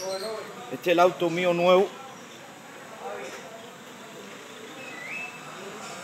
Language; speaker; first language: Spanish; native; Spanish